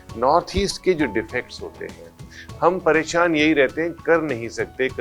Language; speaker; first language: Hindi; native; Hindi